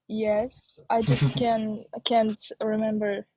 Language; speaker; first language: English; non-native, learner; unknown